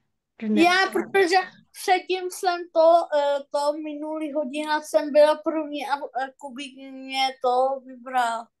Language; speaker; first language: Czech; non-native, learner; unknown